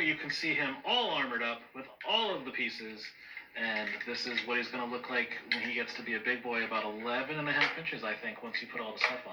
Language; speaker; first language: English; native; English